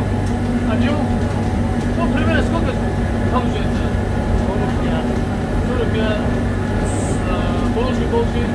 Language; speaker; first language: Russian; non-native, learner; Tajik